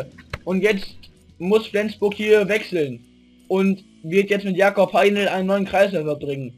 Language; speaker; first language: German; native; German